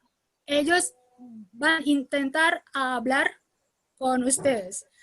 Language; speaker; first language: Spanish; non-native, learner; Indonesian